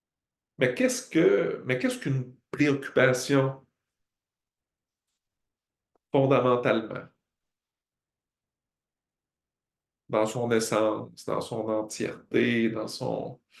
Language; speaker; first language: French; native; French